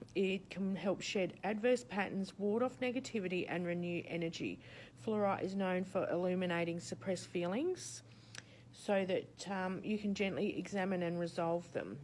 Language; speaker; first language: English; native; English